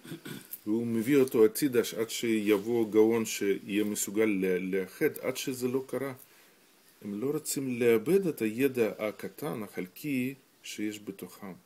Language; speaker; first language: Hebrew; non-native, fluent; Russian